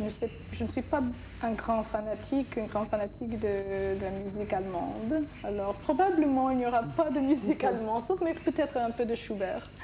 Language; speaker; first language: French; non-native, fluent; English